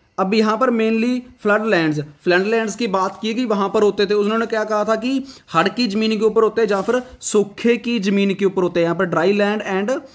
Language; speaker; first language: Hindi; non-native, local second language; Punjabi